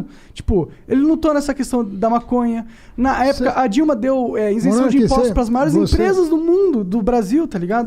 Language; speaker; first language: Portuguese; native; Portuguese